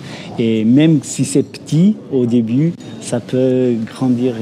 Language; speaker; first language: French; non-native, fluent; Portuguese